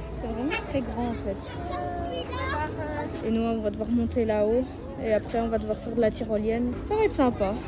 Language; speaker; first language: French; native; French